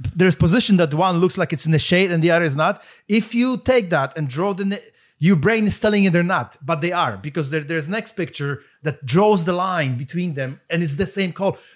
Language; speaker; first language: English; non-native, fluent; Polish